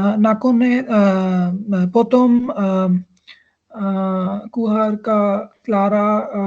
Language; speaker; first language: Czech; non-native, learner; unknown